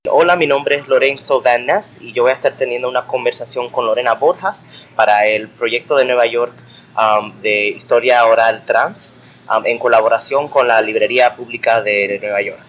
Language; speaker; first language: Spanish; early bilingual, heritage; English